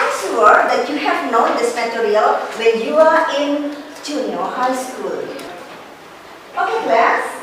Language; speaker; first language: English; non-native, fluent; Indonesian